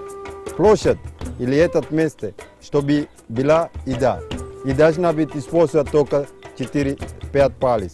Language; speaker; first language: Russian; non-native, fluent; Sinhala